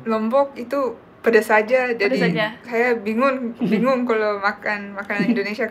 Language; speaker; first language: Indonesian; non-native, local second language; Korean